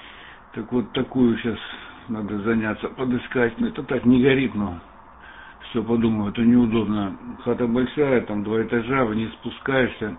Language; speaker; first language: Russian; native; Russian